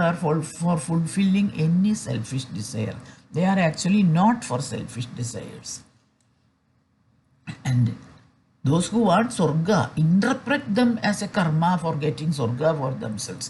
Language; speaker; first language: English; non-native, fluent; Malayalam